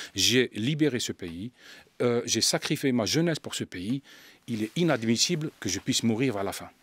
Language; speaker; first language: French; non-native, local second language; Arabic